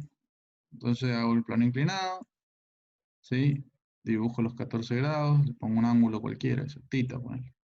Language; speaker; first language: Spanish; native; Spanish